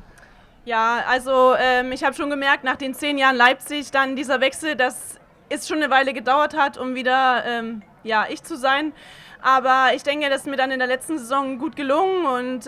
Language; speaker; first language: German; native; German